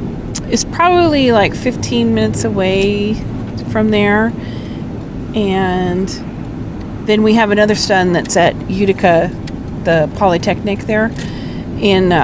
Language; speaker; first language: English; native; English